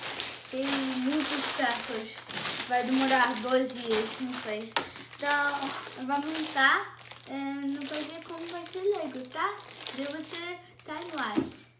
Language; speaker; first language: Portuguese; early bilingual, heritage; Portuguese